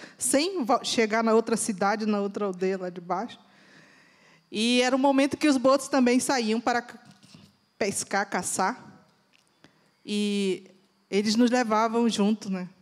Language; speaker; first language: Portuguese; native; Portuguese